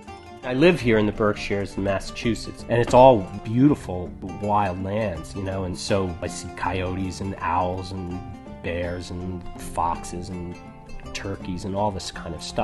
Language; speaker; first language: English; native; English